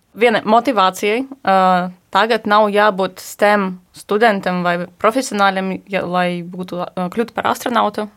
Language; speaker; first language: Latvian; non-native, fluent; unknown